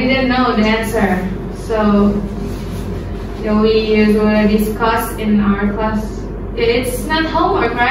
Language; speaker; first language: English; non-native, learner; Indonesian